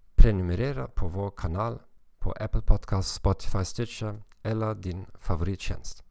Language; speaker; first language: Swedish; non-native, learner; German